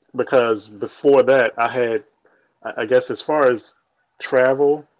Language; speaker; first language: English; native; English